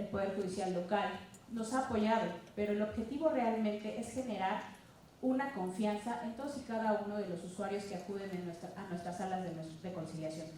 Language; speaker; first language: Spanish; native; Spanish